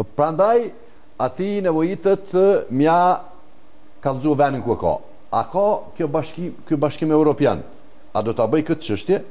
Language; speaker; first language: Albanian; native; Albanian